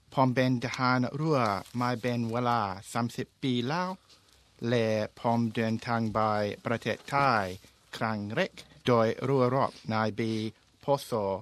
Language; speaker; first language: Thai; non-native, learner; English